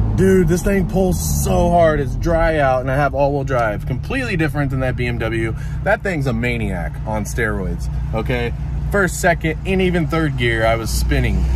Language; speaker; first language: English; native; English